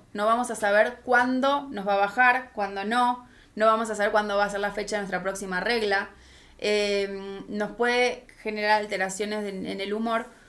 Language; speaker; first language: Spanish; native; Spanish